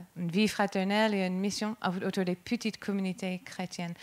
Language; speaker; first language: French; non-native, fluent; English